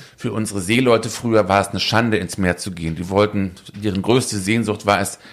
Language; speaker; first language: German; native; German